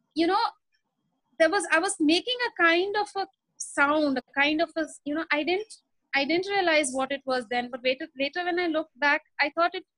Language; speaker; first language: English; non-native, local second language; Hindi